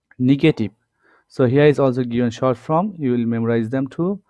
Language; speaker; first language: English; non-native, local second language; Bangla